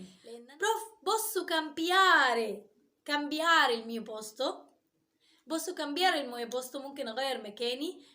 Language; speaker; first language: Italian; non-native, fluent; Arabic